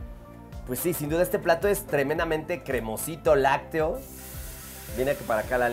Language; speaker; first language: Spanish; native; Spanish